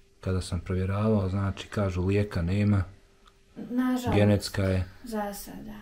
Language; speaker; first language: Bosnian; native; Bosnian